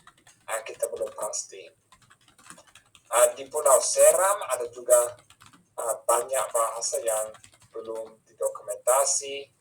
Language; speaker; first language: Indonesian; non-native, fluent; English